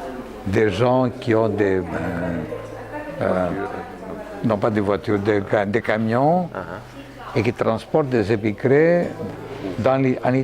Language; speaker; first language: French; non-native, fluent; Greek